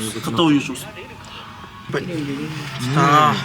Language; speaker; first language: Japanese; native; Japanese